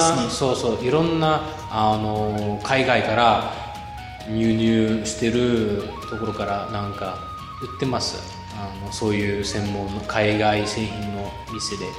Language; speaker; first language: Japanese; non-native, fluent; Bulgarian